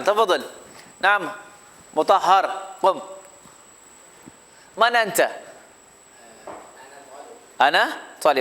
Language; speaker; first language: Arabic; non-native, fluent; Urdu